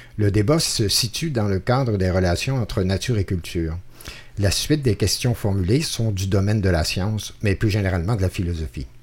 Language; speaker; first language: French; native; French